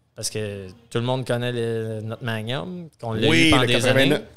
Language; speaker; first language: French; native; French